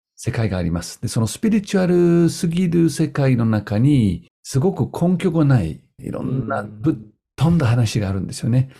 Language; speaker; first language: Japanese; non-native, fluent; English